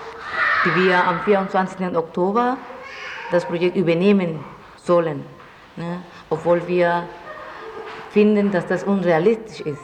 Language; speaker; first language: German; non-native, fluent; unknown